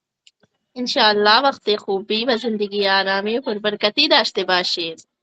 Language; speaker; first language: Persian; non-native, learner; Urdu